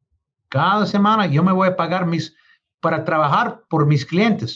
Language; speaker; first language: Spanish; non-native, learner; English